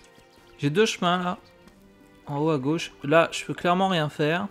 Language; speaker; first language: French; native; French